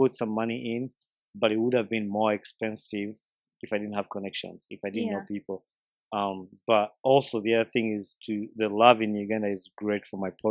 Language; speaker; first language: English; non-native, local second language; Ganda